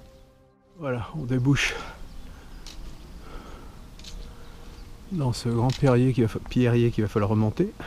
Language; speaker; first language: French; native; French